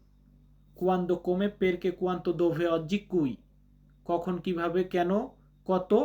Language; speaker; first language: Italian; non-native, learner; Bangla